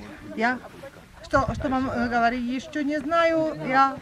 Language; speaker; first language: Russian; non-native, learner; Slovak